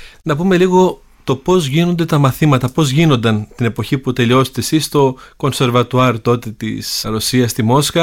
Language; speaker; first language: Greek; native; Greek